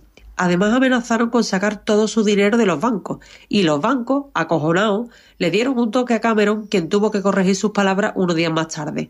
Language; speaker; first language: Spanish; native; Spanish